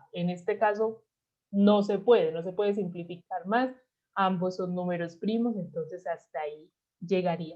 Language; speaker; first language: Spanish; native; Spanish